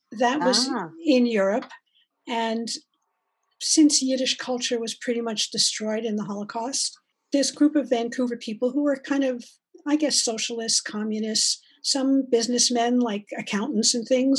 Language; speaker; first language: English; native; English